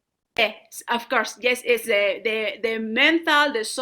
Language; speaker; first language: English; non-native, learner; Spanish